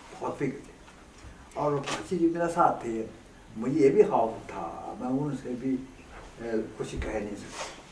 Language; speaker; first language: Urdu; non-native, fluent; Chinese